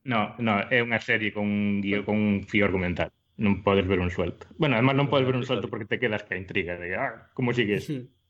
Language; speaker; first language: Galician; non-native, local second language; Spanish